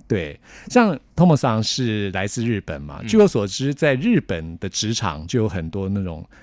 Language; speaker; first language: Chinese; native; Chinese